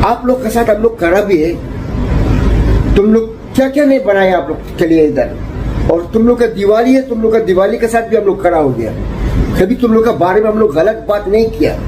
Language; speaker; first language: Hindi; non-native, fluent; Arabic